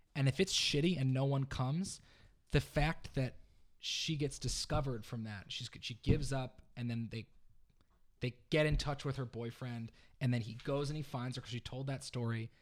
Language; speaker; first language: English; native; English